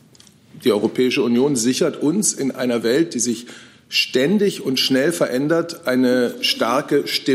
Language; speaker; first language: German; native; German